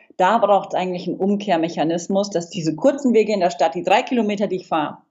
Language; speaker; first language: German; non-native, fluent; English